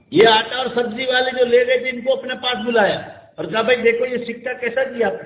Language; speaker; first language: Urdu; non-native, local second language; Gujarati